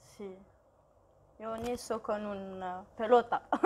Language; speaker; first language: Spanish; non-native, learner; Arabic